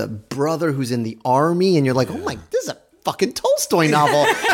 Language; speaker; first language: English; native; English